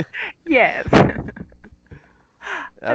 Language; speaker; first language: English; non-native, learner; Spanish